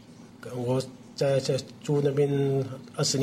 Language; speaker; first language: Chinese; non-native, learner; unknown